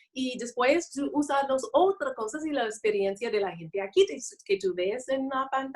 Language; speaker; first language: Spanish; non-native, learner; English